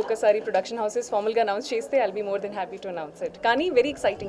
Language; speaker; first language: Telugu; non-native, local second language; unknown